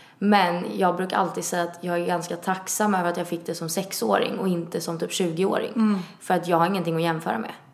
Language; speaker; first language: Swedish; early bilingual, other home language; Italian